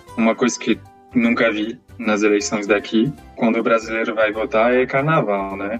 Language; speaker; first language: Portuguese; non-native, fluent; French